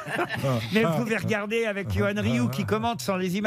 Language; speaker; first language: French; native; French